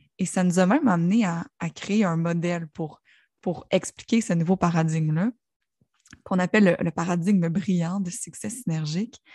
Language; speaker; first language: French; native; French